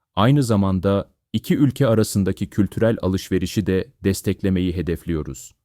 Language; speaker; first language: Turkish; non-native, fluent; Korean